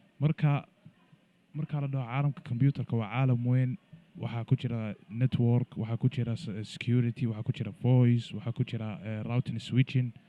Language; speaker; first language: Somali; early bilingual, heritage; Somali